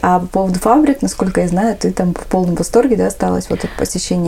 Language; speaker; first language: Russian; native; Russian